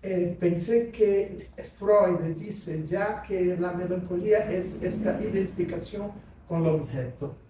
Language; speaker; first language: Spanish; non-native, fluent; Portuguese